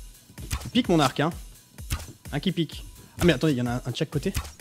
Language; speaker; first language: French; native; French